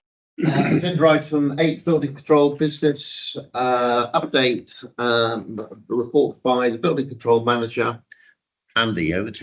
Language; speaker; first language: English; native; English